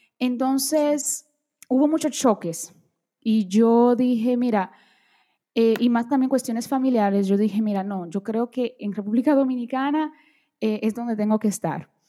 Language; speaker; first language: Spanish; early bilingual, other home language; Portuguese